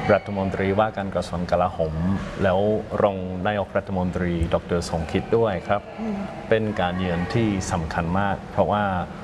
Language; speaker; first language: Thai; non-native, fluent; English